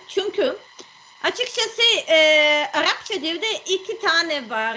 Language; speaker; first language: Turkish; non-native, learner; Serbian